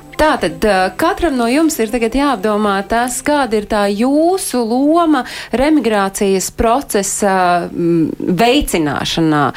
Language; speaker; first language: Latvian; native; Latvian